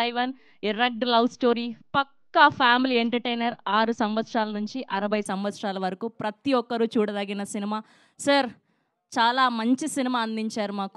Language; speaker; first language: Telugu; native; Telugu